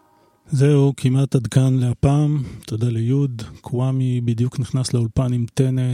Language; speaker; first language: Hebrew; native; Hebrew